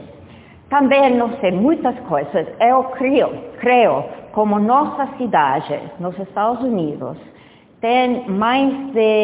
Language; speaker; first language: Portuguese; non-native, fluent; English